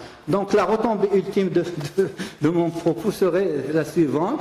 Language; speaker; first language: French; non-native, local second language; Arabic